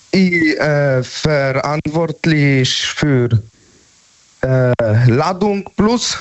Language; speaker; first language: German; non-native, learner; Polish